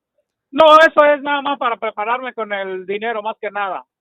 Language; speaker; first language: Spanish; native; Spanish